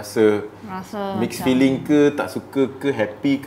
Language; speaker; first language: Malay; native; Malay